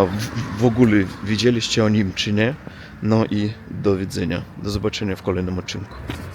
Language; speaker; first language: Polish; non-native, learner; Russian